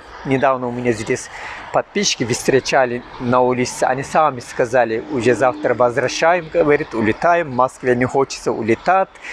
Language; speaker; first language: Russian; non-native, learner; Turkish